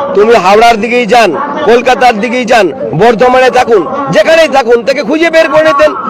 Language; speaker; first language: Bangla; non-native, local second language; Santali